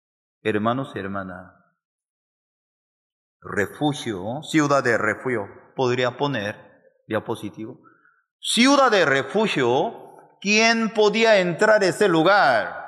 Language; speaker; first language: Spanish; non-native, fluent; Korean